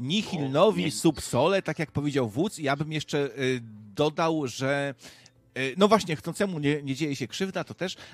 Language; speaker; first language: Polish; native; Polish